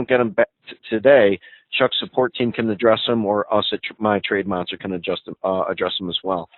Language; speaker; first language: English; native; English